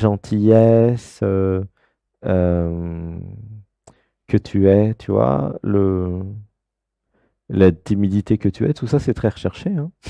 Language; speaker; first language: French; native; French